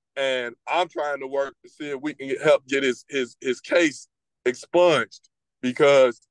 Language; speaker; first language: English; native; English